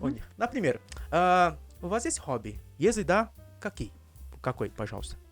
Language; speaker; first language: Russian; non-native, learner; Portuguese